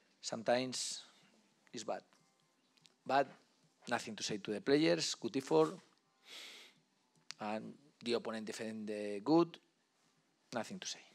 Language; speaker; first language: English; non-native, learner; Spanish